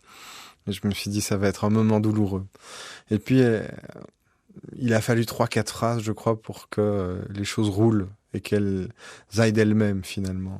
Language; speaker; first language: French; native; French